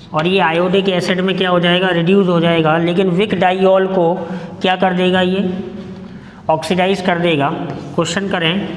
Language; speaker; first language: Hindi; native; Hindi